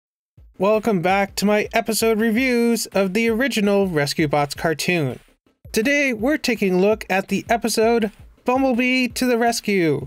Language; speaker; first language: English; native; English